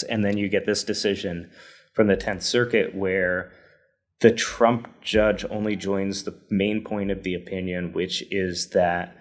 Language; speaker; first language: English; native; English